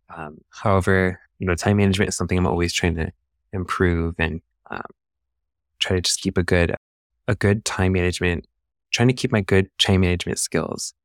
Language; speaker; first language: English; native; English